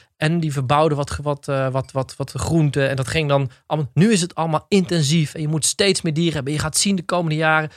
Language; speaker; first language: Dutch; native; Dutch